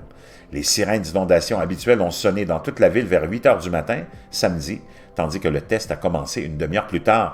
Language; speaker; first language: French; native; French